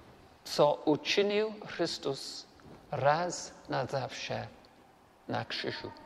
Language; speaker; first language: Polish; non-native, learner; English